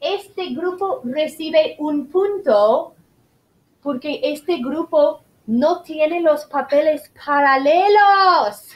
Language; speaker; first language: Spanish; non-native, fluent; English